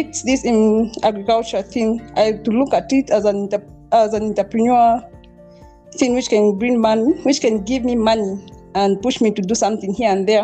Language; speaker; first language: English; non-native, local second language; Bemba